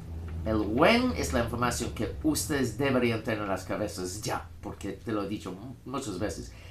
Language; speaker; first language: Spanish; non-native, fluent; English